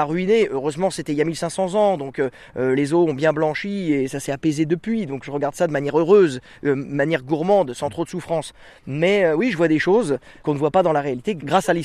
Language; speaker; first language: French; native; French